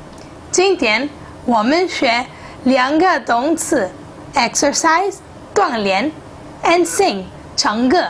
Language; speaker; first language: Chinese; non-native, fluent; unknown